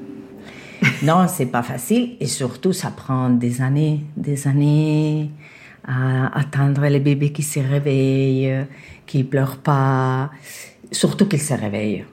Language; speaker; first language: French; non-native, fluent; Spanish